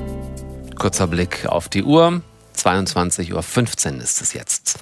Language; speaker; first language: German; native; German